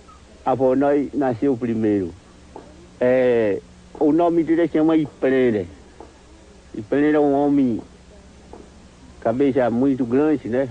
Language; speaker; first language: Portuguese; non-native, local second language; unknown